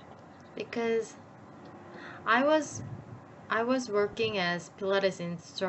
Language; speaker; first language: English; non-native, learner; Korean